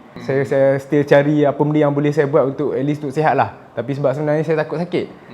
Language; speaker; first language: Malay; native; Malay